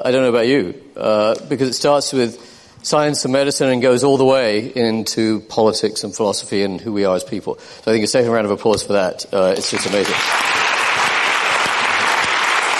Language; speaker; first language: English; native; English